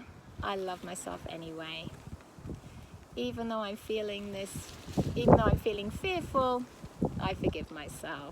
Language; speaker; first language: English; native; English